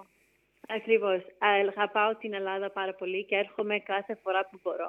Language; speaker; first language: Greek; early bilingual, heritage; Greek